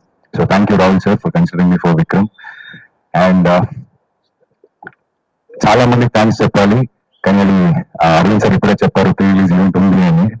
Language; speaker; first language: Telugu; non-native, fluent; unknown